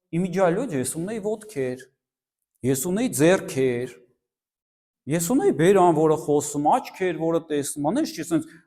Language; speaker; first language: Armenian; early bilingual, heritage; Armenian